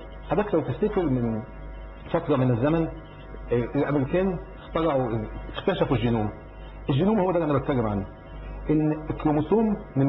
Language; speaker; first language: Arabic; native; Arabic